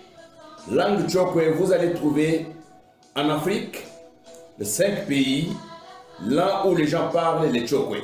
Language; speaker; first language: French; non-native, local second language; Swahili